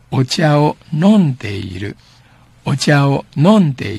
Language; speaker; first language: Japanese; non-native, fluent; Min Nan Chinese